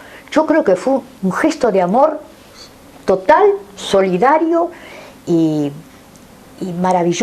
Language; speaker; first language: Spanish; native; Spanish